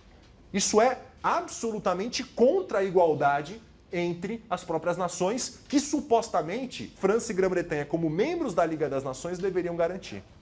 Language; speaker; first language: Portuguese; native; Portuguese